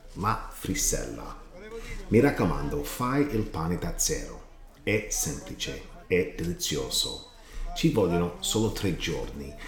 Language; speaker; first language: Italian; non-native, learner; English